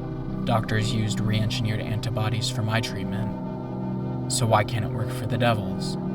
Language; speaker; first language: English; native; English